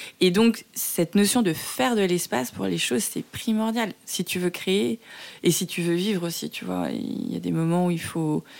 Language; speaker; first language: French; early bilingual, other home language; Vietnamese